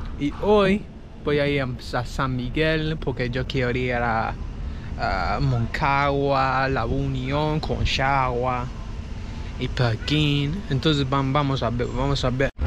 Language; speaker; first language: Spanish; non-native, learner; English